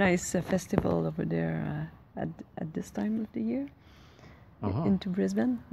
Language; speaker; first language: English; non-native, local second language; French